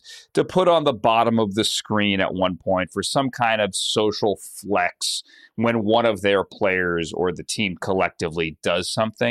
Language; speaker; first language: English; native; English